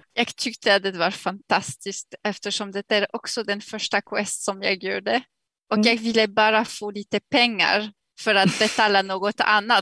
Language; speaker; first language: Swedish; non-native, fluent; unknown